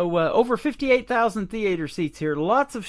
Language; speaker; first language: English; native; English